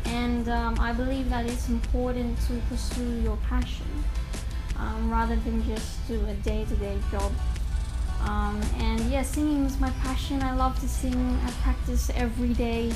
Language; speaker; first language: English; native; English